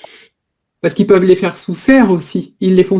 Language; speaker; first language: French; native; French